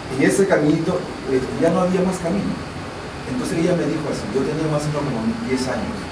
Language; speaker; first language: Spanish; non-native, local second language; Shipibo-Conibo